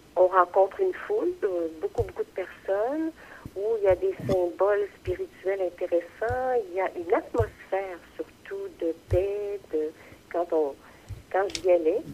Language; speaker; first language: French; native; French